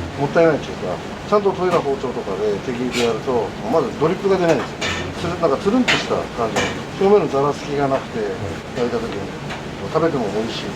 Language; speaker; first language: Japanese; native; Japanese